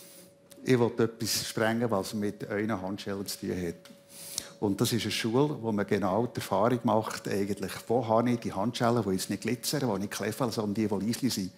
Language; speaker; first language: German; native; German